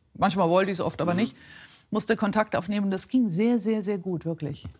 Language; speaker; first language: German; native; German